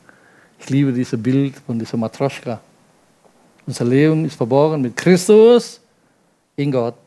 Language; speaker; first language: German; non-native, fluent; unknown